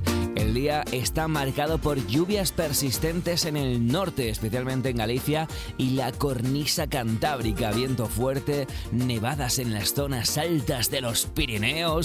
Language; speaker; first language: Spanish; native; Spanish